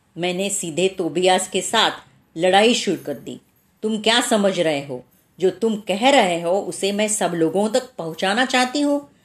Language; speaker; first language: Hindi; non-native, local second language; Marathi